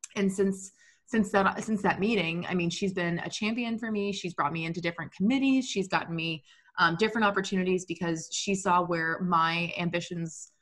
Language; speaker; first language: English; native; English